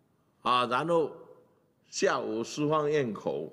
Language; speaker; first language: Chinese; native; Chinese